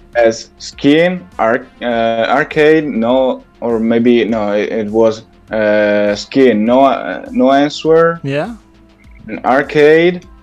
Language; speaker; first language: English; non-native, learner; Italian